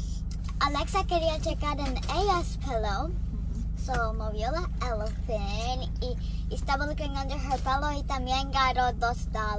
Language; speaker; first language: Spanish; early bilingual, heritage; Spanish